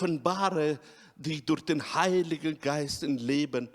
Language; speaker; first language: German; non-native, fluent; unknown